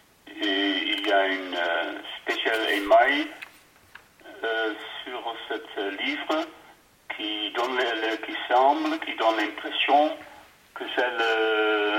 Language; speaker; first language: French; non-native, learner; Dutch